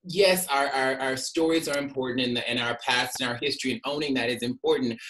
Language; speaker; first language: English; native; English